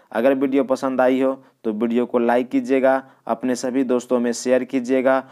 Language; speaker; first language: Hindi; native; Hindi